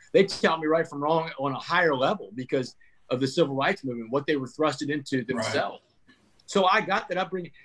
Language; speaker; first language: English; native; English